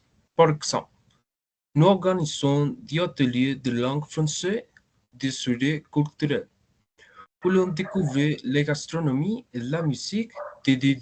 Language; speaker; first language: French; non-native, learner; Spanish